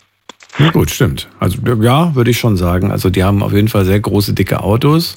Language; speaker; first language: German; native; German